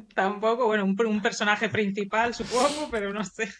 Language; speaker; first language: Spanish; native; Spanish